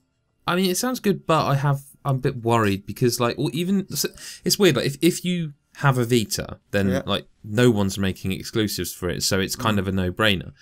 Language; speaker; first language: English; native; English